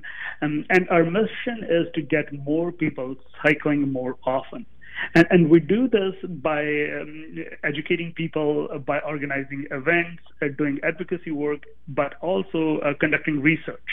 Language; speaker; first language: English; non-native, local second language; Punjabi